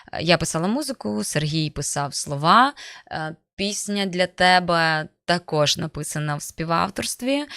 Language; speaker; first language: Ukrainian; native; Ukrainian